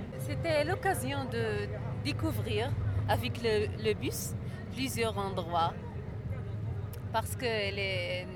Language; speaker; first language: French; non-native, learner; Arabic